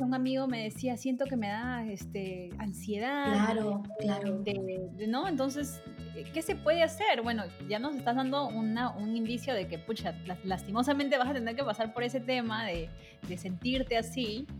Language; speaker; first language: Spanish; native; Spanish